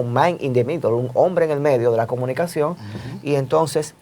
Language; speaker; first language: Spanish; native; Spanish